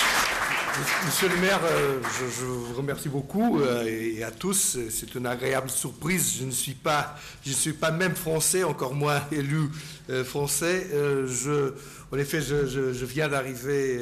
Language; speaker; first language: French; non-native, fluent; Portuguese